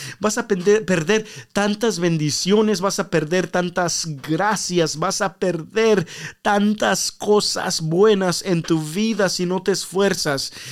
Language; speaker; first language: Spanish; early bilingual, heritage; Spanish